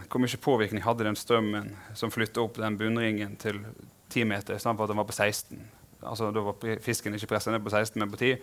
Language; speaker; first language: Norwegian; native; Norwegian